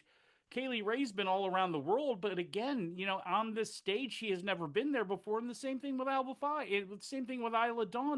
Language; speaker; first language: English; native; English